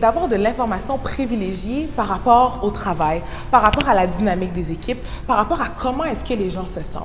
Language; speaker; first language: French; native; French